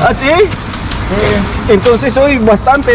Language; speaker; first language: Spanish; non-native, learner; Filipino